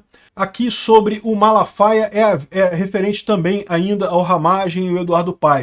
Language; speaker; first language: Portuguese; native; Portuguese